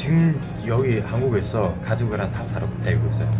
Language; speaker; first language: Korean; non-native, learner; Mongolian